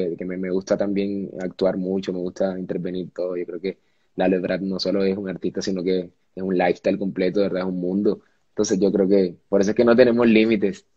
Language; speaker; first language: Spanish; native; Spanish